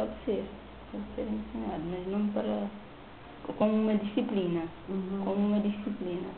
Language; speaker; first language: Portuguese; non-native, local second language; Kabuverdianu